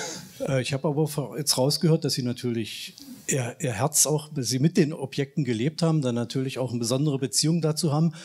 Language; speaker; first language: German; native; German